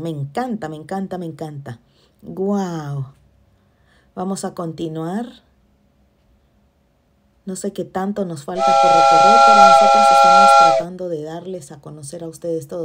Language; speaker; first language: Spanish; native; Spanish